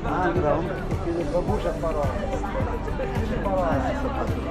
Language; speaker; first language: Spanish; non-native, fluent; English